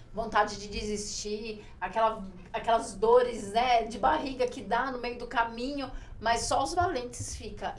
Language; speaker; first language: Portuguese; native; Portuguese